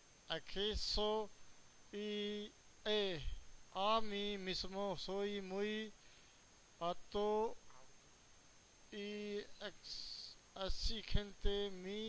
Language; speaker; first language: Spanish; non-native, learner; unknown